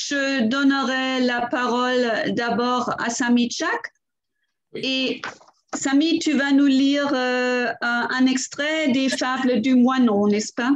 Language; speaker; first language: French; non-native, fluent; German